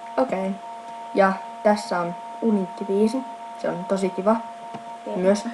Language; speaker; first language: Finnish; native; Finnish